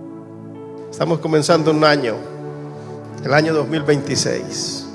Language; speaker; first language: Spanish; native; Spanish